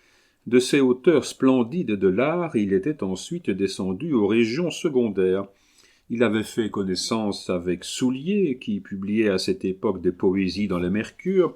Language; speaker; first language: French; native; French